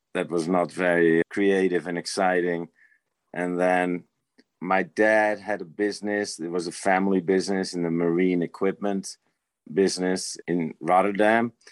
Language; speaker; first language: English; non-native, fluent; Dutch